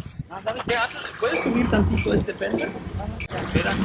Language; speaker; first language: Spanish; non-native, fluent; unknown